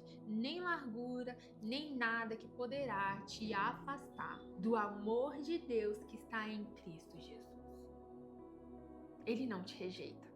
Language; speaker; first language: Portuguese; native; Portuguese